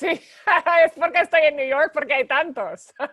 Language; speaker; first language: Spanish; early bilingual, heritage; Spanish